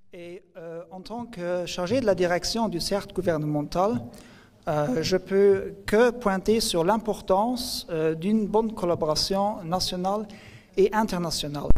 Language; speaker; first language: French; non-native, local second language; Luxembourgish